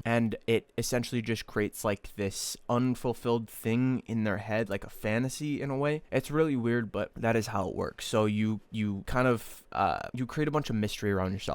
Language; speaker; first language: English; native; English